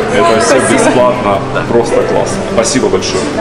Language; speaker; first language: Russian; native; Russian